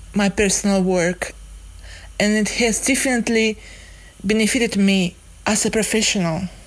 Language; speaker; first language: English; non-native, fluent; Russian